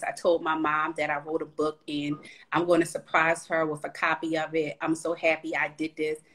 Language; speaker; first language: English; native; English